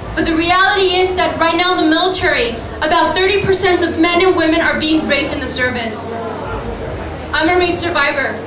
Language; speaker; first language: English; native; English